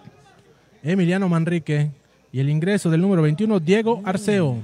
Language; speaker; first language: Spanish; native; Spanish